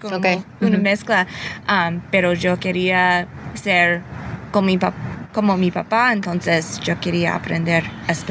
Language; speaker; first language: Spanish; early bilingual, heritage; English